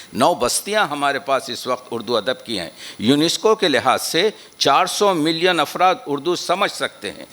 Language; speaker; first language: Urdu; native; Urdu